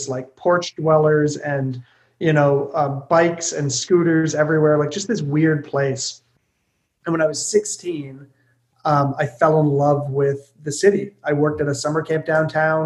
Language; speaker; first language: English; native; English